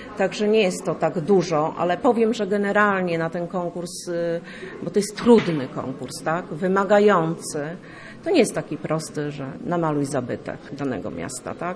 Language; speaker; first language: Polish; native; Polish